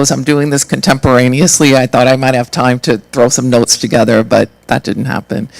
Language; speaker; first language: English; native; English